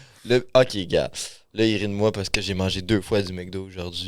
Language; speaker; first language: French; native; French